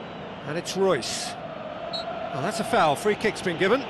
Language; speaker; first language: English; native; English